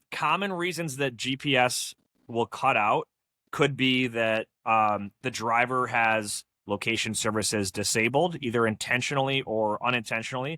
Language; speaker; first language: English; native; English